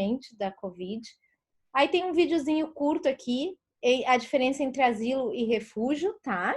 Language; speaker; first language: Portuguese; native; Portuguese